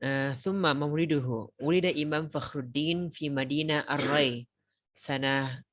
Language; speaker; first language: Arabic; non-native, fluent; Indonesian